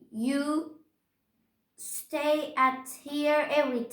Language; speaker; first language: English; non-native, learner; Turkish